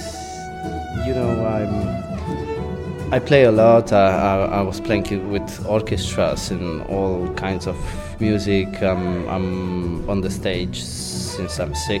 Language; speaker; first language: English; non-native, fluent; Polish